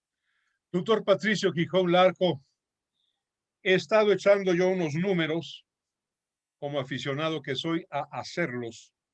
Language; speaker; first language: Spanish; native; Spanish